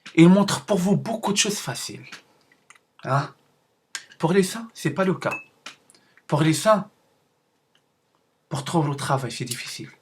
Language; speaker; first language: French; non-native, learner; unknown